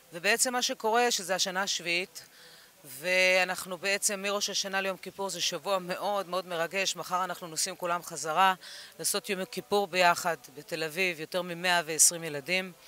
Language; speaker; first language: Hebrew; early bilingual, other home language; English